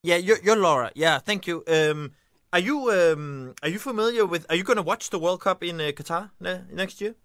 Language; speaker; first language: English; non-native, fluent; Danish